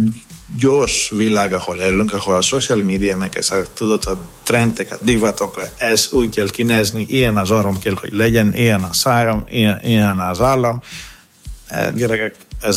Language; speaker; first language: Hungarian; non-native, learner; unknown